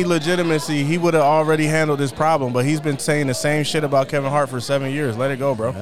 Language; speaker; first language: English; native; English